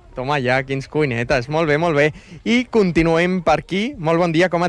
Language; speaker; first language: Catalan; native; Catalan